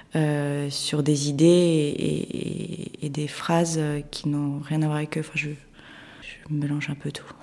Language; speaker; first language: French; early bilingual, other home language; Russian